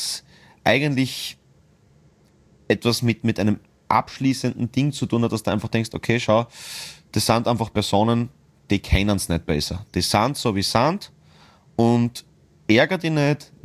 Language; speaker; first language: German; native; German